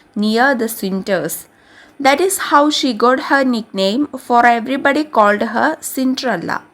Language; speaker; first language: English; non-native, local second language; Malayalam